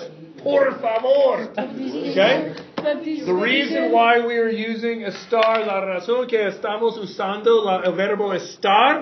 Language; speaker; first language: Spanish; non-native, fluent; English